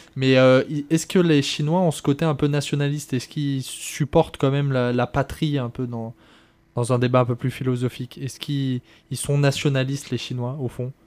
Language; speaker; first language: French; native; French